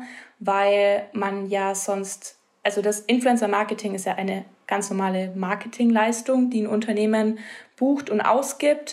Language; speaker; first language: German; native; German